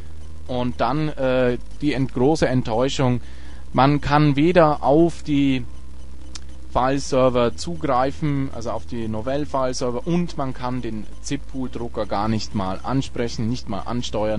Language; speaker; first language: German; native; German